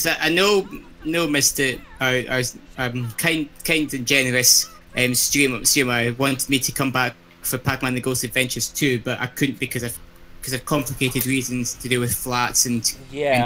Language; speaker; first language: English; native; English